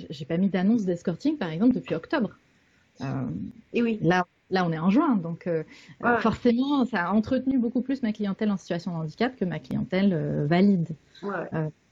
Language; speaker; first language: French; native; French